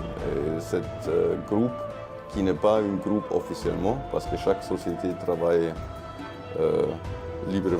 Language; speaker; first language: French; non-native, fluent; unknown